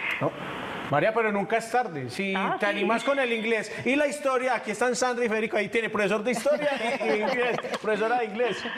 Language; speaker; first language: Spanish; native; Spanish